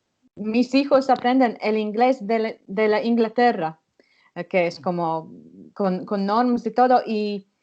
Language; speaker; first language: Spanish; non-native, fluent; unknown